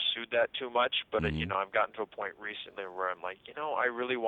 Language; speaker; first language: English; native; English